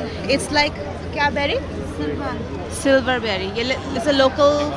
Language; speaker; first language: English; non-native, local second language; Hindi